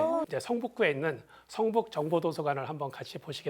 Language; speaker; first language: Korean; native; Korean